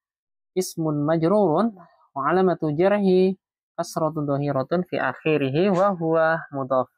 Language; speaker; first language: Arabic; non-native, fluent; Indonesian